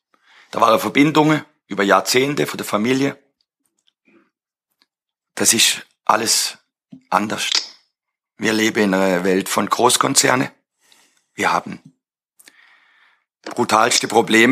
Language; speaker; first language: German; non-native, fluent; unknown